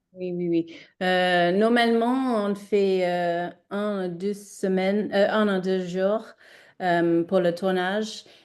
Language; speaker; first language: French; non-native, learner; English